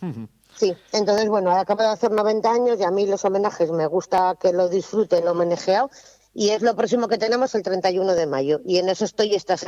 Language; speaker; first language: Spanish; native; Spanish